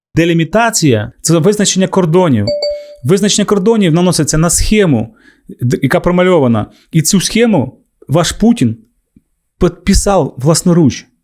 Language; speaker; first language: Ukrainian; native; Ukrainian